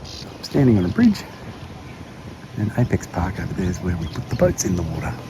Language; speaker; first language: English; native; English